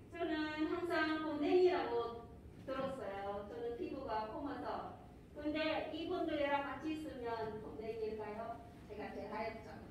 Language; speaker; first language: Korean; non-native, fluent; Filipino